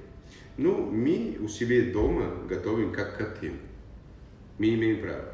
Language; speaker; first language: Russian; non-native, learner; Italian